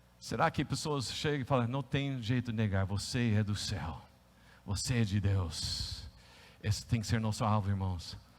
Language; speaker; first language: Portuguese; non-native, fluent; English